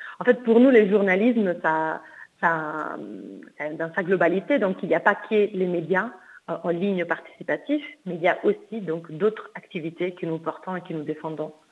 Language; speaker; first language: French; non-native, fluent; Italian